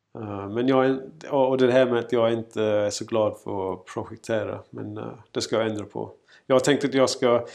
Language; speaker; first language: Swedish; non-native, fluent; English